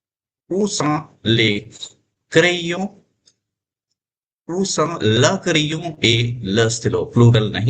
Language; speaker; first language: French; non-native, fluent; Hindi